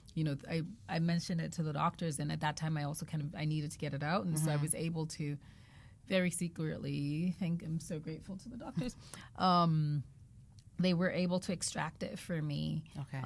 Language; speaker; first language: English; non-native, local second language; Igbo